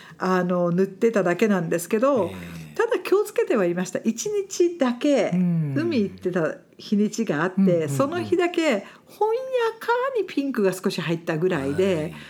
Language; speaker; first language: Japanese; non-native, fluent; English